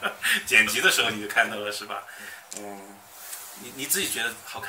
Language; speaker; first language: Chinese; native; Chinese